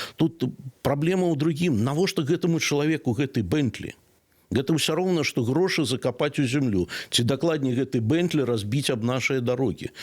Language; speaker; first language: Belarusian; native; Belarusian